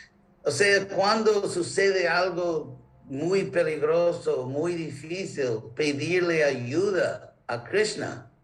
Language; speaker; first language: Spanish; non-native, fluent; English